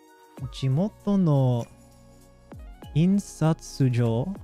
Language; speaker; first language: Japanese; non-native, learner; English